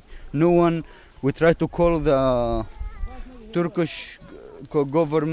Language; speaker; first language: English; non-native, learner; Arabic